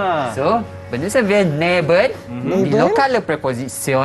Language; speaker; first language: German; non-native, fluent; Malay